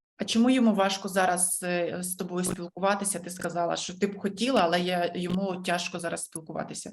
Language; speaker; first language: Ukrainian; native; Ukrainian